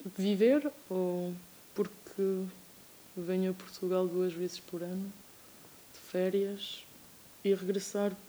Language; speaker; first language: Portuguese; early bilingual, heritage; French